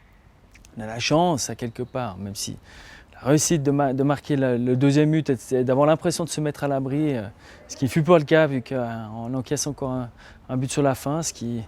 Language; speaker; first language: French; native; French